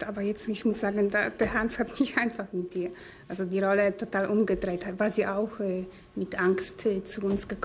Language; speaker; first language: German; non-native, fluent; Polish